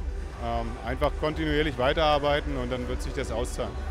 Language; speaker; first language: German; native; German